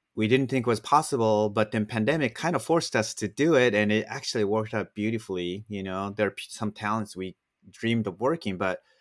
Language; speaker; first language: English; non-native, fluent; Japanese